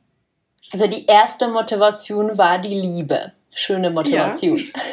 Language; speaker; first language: German; non-native, fluent; Czech